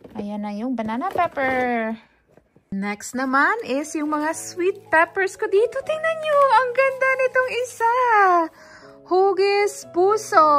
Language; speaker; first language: Filipino; non-native, local second language; Hiligaynon